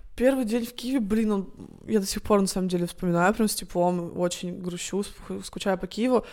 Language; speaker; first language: Russian; native; Russian